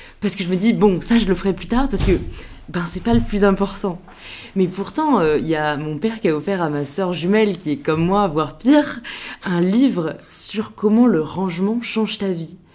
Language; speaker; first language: French; native; French